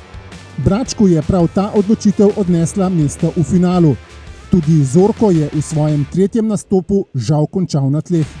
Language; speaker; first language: Slovenian; native; Slovenian